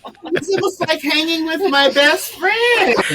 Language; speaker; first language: English; native; English